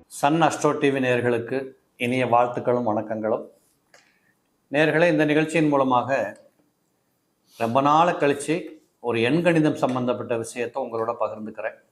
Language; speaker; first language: Tamil; native; Tamil